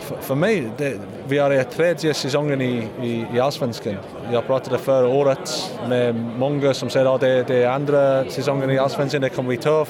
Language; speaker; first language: Swedish; non-native, learner; English